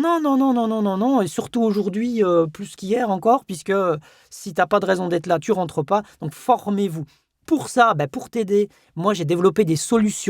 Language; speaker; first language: French; native; French